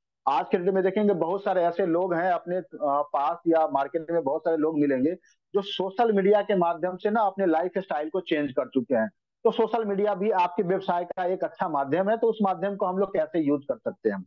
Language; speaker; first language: Hindi; native; Hindi